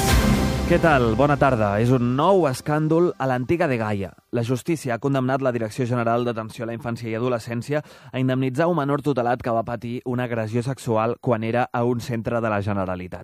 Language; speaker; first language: Catalan; native; Catalan